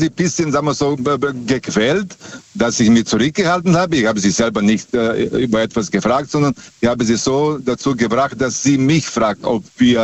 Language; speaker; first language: German; non-native, fluent; Serbian